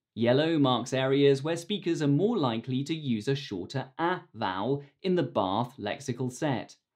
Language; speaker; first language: English; native; English